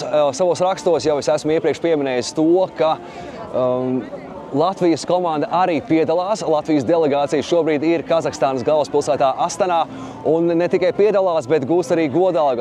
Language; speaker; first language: Latvian; native; Latvian